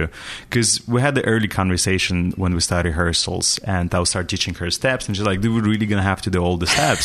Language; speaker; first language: English; non-native, fluent; Russian